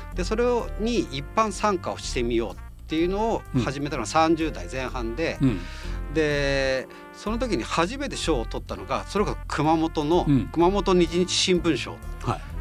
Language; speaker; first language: Japanese; native; Japanese